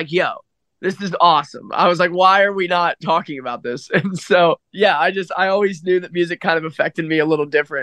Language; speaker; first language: English; native; English